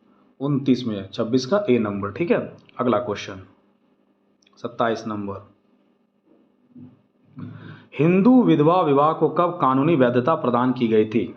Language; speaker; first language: Hindi; native; Hindi